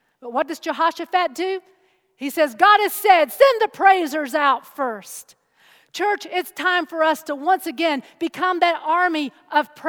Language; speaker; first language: English; native; English